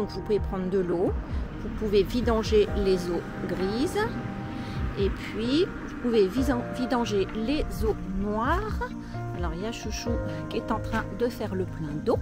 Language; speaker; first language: French; native; French